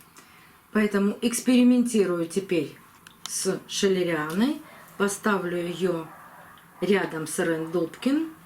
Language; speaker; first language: Russian; native; Russian